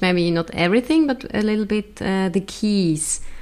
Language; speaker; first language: English; non-native, fluent; German